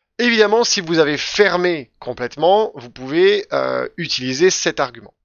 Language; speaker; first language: French; native; French